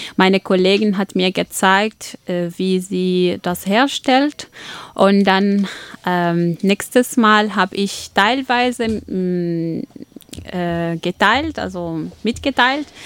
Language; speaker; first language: German; non-native, fluent; Arabic